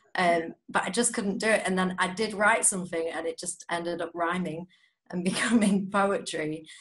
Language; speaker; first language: English; native; English